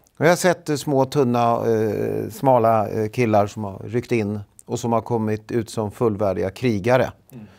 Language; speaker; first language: Swedish; native; Swedish